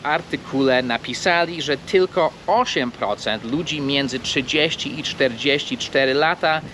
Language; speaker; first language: Polish; non-native, fluent; English